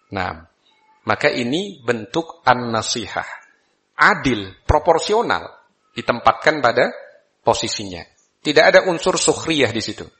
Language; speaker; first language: Malay; non-native, local second language; Javanese